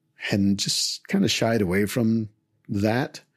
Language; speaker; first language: English; native; English